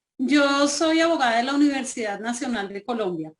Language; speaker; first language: Spanish; native; Spanish